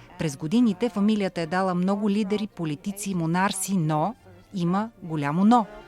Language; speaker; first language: Bulgarian; early bilingual, heritage; Bulgarian